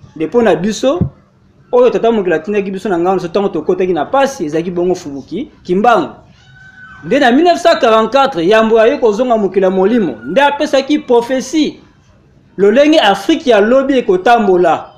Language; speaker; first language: Lingala; non-native, local second language; Kongo